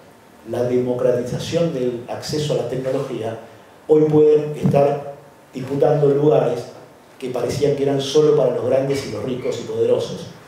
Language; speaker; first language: Spanish; native; Spanish